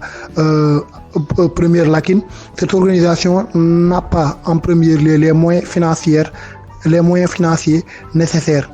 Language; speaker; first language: French; non-native, local second language; Wolof